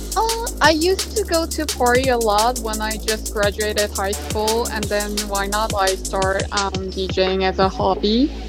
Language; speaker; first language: English; non-native, learner; Korean